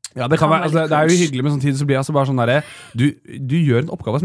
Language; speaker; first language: Norwegian; native; Norwegian